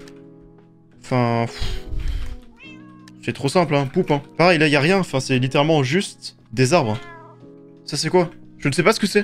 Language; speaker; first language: French; native; French